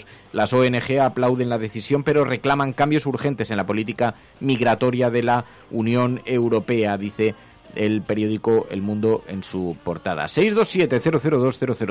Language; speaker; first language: Spanish; native; Spanish